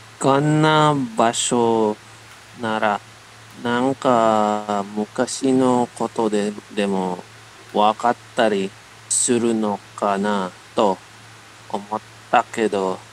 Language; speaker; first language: Japanese; non-native, learner; English